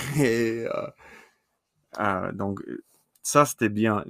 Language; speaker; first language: French; non-native, learner; English